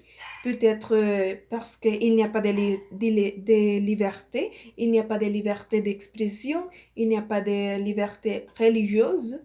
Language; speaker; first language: French; non-native, learner; Spanish